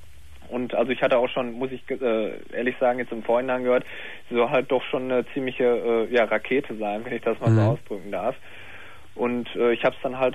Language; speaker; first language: German; native; German